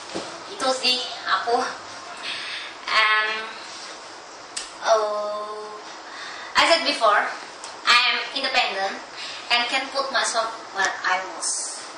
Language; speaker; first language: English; non-native, learner; Indonesian